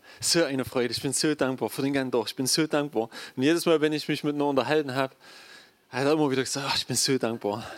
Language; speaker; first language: German; native; German